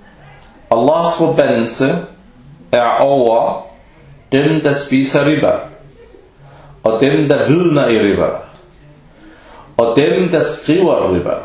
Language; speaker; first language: Danish; non-native, fluent; Arabic